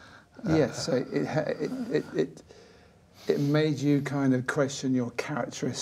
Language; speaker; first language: English; native; English